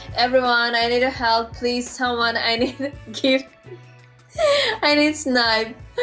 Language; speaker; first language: English; non-native, learner; Russian